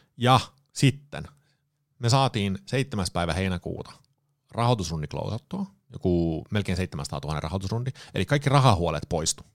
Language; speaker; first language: Finnish; early bilingual, heritage; Finnish